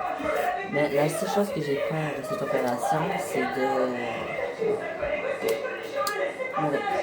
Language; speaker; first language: French; native; French